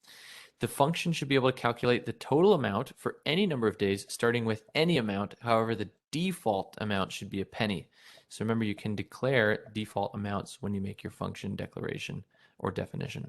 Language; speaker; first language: English; native; English